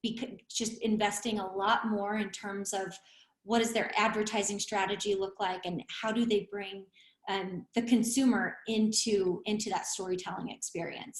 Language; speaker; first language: English; native; English